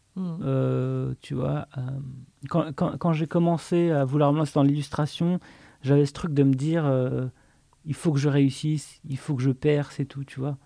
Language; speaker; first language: French; native; French